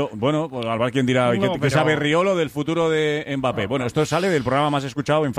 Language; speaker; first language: Spanish; native; Spanish